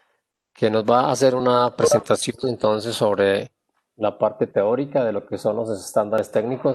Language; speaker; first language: Spanish; native; Spanish